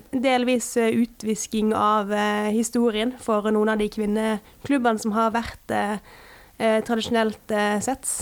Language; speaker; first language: Norwegian; native; Norwegian